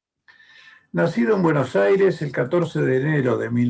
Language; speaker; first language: Spanish; native; Spanish